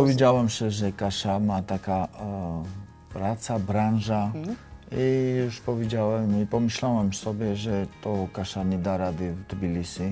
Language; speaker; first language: Polish; non-native, learner; Georgian